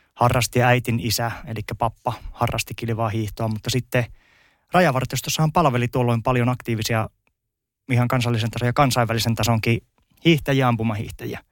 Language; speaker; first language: Finnish; native; Finnish